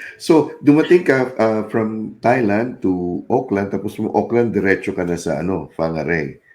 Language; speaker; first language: Filipino; native; Filipino